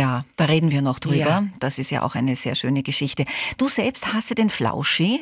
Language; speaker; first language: German; native; German